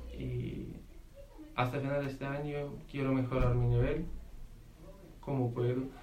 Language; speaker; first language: Spanish; non-native, learner; Ukrainian